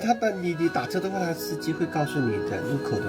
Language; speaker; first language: Chinese; native; Chinese